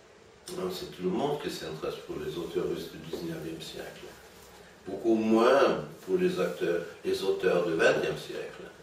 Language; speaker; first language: French; non-native, fluent; German